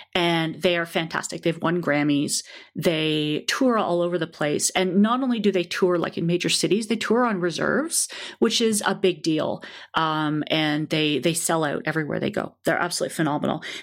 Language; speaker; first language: English; native; English